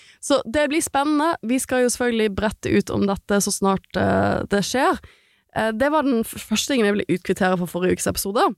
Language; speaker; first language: Norwegian; native; Norwegian